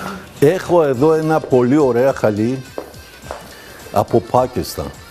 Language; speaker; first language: Greek; non-native, fluent; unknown